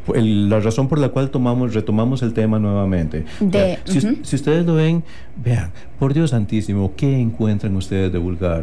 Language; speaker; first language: Spanish; native; Spanish